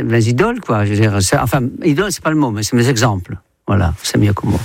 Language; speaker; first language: French; non-native, fluent; Dutch